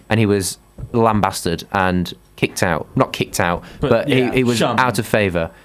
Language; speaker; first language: English; native; English